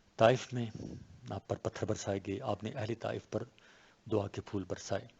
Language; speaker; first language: Urdu; non-native, local second language; Pashto